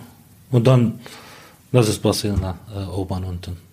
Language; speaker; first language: German; non-native, learner; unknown